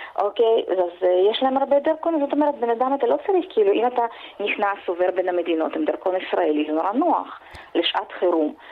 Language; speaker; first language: Hebrew; non-native, fluent; Russian